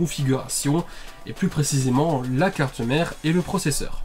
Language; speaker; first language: French; native; French